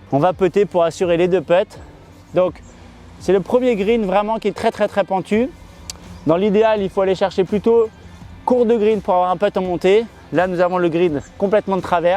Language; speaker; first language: French; native; French